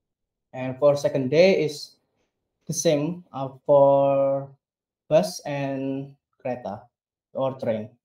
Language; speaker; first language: English; non-native, learner; Indonesian